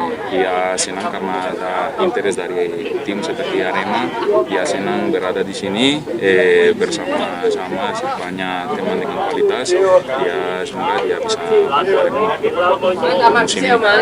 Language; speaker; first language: Indonesian; non-native, fluent; Portuguese